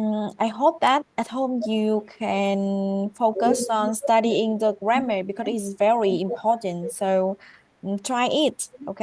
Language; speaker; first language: English; non-native, learner; Vietnamese